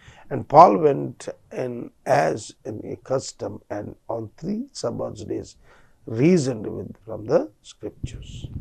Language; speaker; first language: English; non-native, local second language; Telugu